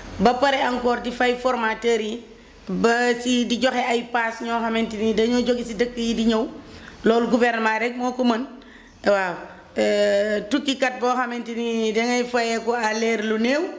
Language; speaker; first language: Wolof; non-native, local second language; Fula